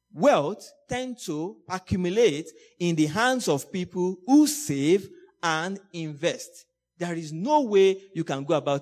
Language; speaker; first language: English; non-native, local second language; Yoruba